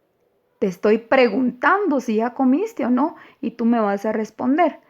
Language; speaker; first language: Spanish; native; Spanish